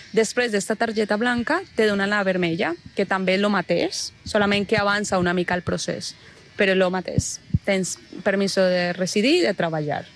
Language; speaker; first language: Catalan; non-native, learner; Spanish